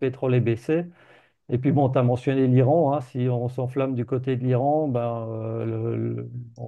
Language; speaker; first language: French; native; French